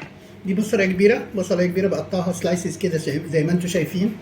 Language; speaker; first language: Arabic; native; Arabic